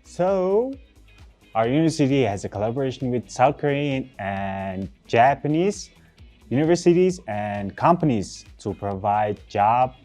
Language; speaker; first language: English; non-native, learner; Mongolian